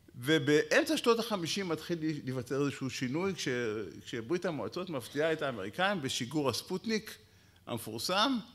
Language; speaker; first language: Hebrew; native; Hebrew